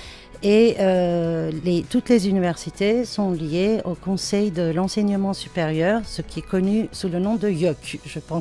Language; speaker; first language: French; non-native, fluent; Turkish